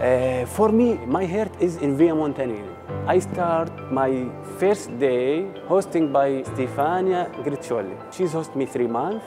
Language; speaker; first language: English; non-native, learner; Arabic